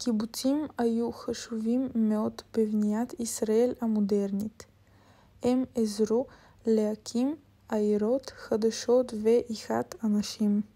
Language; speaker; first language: Hebrew; non-native, learner; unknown